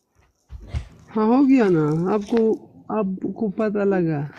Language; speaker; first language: Hindi; non-native, local second language; Pashto